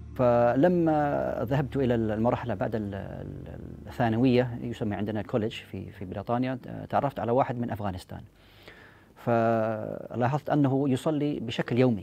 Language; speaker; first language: Arabic; non-native, fluent; English